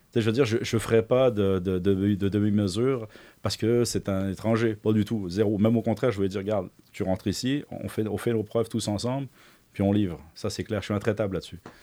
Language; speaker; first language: French; native; French